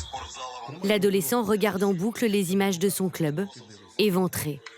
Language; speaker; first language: French; native; French